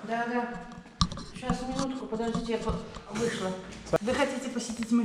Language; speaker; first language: Russian; native; Russian